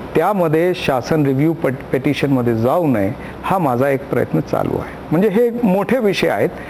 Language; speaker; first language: Marathi; non-native, local second language; Punjabi